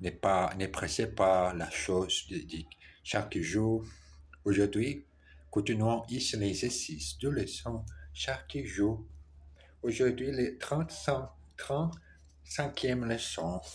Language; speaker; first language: French; non-native, learner; Portuguese